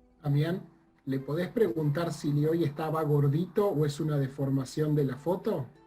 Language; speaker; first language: Spanish; native; Spanish